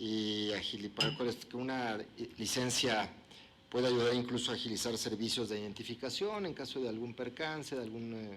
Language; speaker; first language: Spanish; native; Spanish